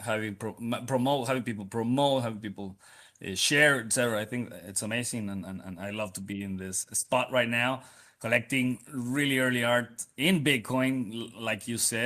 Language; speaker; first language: English; non-native, fluent; Spanish